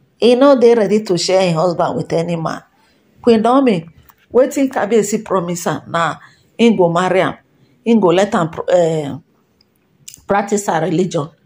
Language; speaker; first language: Nigerian Pidgin; non-native, local second language; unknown